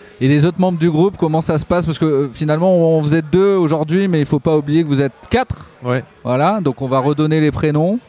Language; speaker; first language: French; native; French